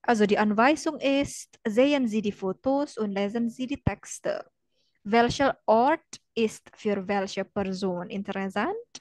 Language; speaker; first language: German; non-native, fluent; Indonesian